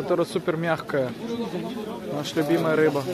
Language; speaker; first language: Russian; early bilingual, heritage; Russian